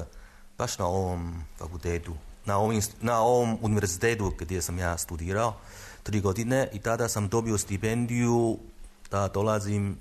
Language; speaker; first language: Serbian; non-native, fluent; Chinese